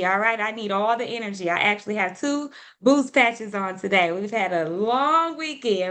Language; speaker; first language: English; native; English